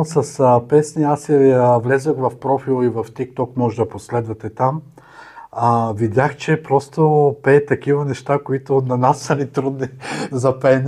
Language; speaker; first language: Bulgarian; native; Bulgarian